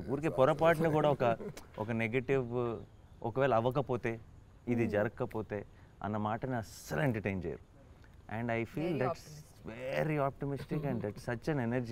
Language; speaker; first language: Telugu; native; Telugu